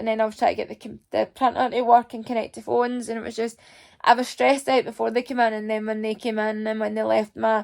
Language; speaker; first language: English; native; English